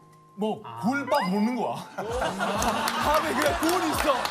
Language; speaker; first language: Korean; non-native, fluent; Italian